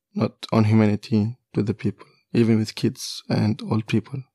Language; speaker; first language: English; non-native, fluent; Kurdish